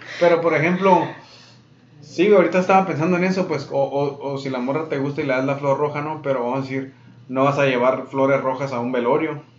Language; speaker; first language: Spanish; early bilingual, heritage; Spanish